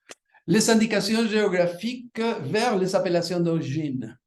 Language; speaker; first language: French; non-native, fluent; Spanish